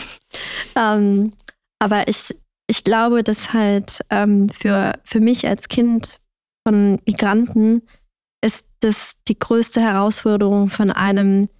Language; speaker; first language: German; early bilingual, other home language; Vietnamese